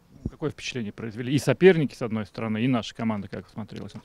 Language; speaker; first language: Russian; native; Russian